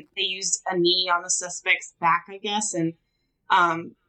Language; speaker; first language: English; native; English